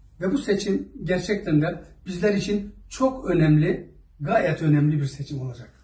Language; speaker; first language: Turkish; non-native, local second language; Zaza